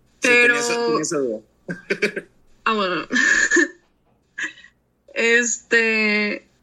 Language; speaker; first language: Spanish; native; Spanish